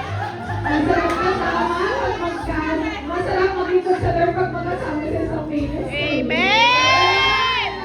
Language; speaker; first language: Filipino; native; Filipino